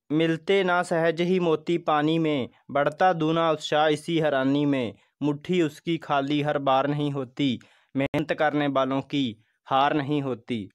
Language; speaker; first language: Hindi; non-native, local second language; Punjabi